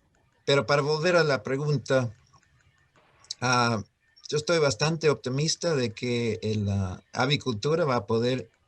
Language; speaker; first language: Spanish; non-native, fluent; English